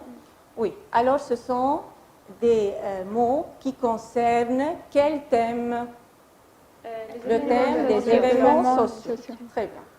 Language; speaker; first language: French; non-native, fluent; Arabic